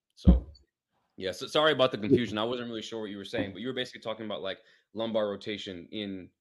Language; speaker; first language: English; native; English